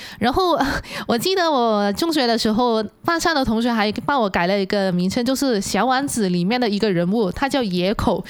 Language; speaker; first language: Chinese; non-native, local second language; Cantonese